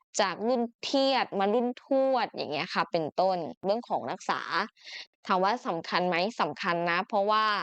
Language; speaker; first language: Thai; native; Thai